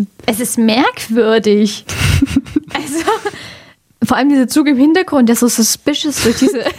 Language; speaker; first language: German; native; German